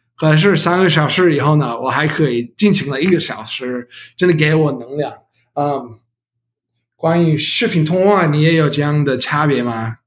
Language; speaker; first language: Chinese; non-native, learner; English